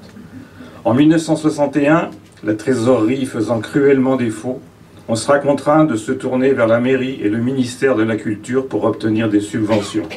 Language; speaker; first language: French; native; French